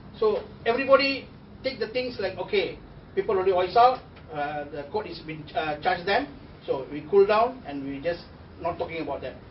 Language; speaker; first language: English; non-native, local second language; Tamil